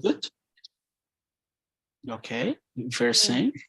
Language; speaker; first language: English; non-native, fluent; Portuguese